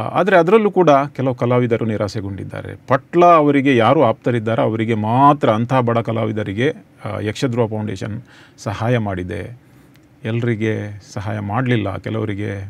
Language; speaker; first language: Kannada; native; Kannada